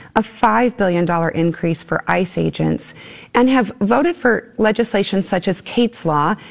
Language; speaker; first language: English; native; English